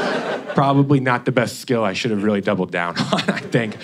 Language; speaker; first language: English; native; English